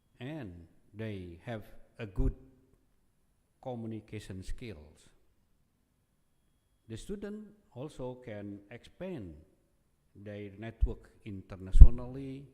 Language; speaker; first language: English; non-native, fluent; Indonesian